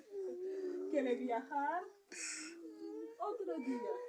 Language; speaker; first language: Spanish; non-native, learner; Haitian Creole